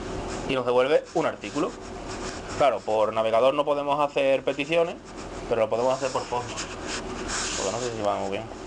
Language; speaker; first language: Spanish; native; Spanish